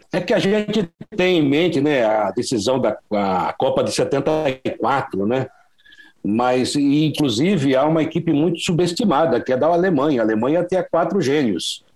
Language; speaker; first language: Portuguese; native; Portuguese